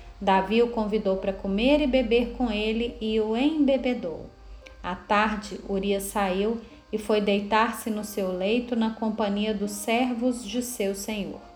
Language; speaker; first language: Portuguese; native; Portuguese